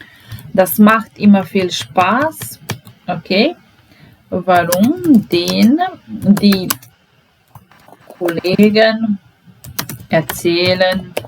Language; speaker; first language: German; non-native, fluent; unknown